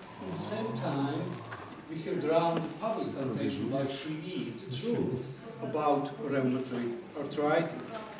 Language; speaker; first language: English; non-native, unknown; Serbian